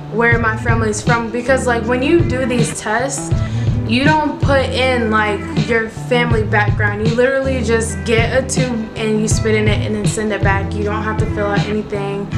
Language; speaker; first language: English; native; English